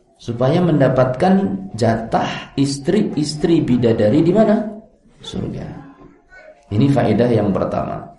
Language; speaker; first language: Indonesian; non-native, local second language; Javanese